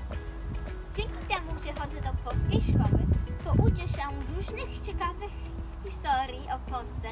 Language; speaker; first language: Polish; early bilingual, heritage; Polish